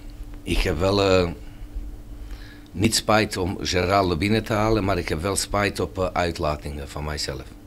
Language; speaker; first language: Dutch; non-native, fluent; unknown